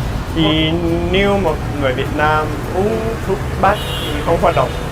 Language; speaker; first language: Vietnamese; non-native, learner; English